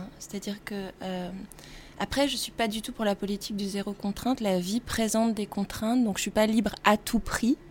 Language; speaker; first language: French; native; French